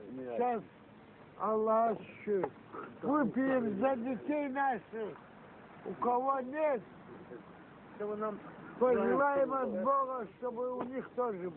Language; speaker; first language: Russian; non-native, local second language; Azerbaijani